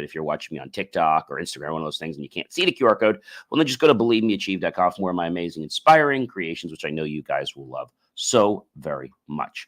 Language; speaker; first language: English; native; English